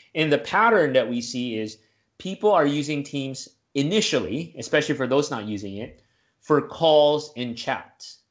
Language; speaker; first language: English; non-native, local second language; Filipino